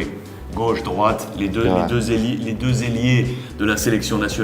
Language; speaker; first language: French; native; French